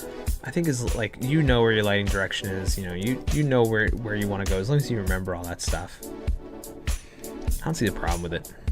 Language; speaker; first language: English; native; English